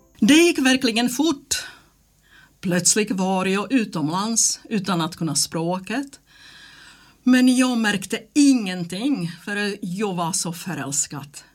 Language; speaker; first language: Swedish; non-native, fluent; Czech